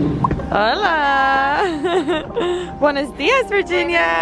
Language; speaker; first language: Spanish; non-native, learner; English